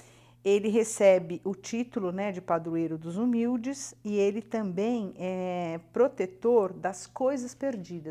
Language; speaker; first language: Portuguese; native; Portuguese